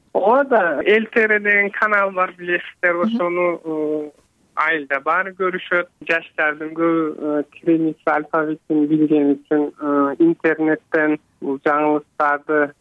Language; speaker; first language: Kyrgyz; early bilingual, heritage; Kyrgyz